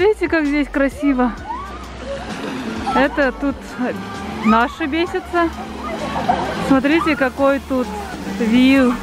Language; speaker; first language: Russian; non-native, local second language; Kazakh